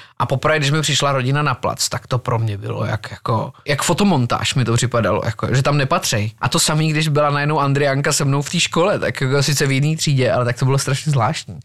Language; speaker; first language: Czech; native; Czech